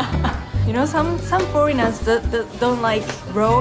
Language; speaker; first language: English; non-native, fluent; Japanese